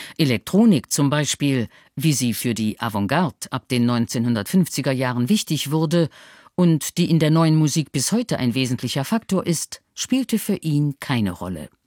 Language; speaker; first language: German; native; German